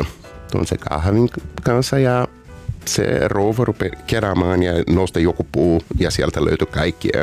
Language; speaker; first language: Finnish; non-native, learner; Portuguese